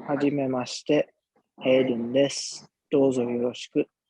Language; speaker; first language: Japanese; non-native, learner; English